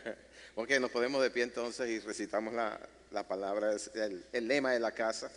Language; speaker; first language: Spanish; native; Spanish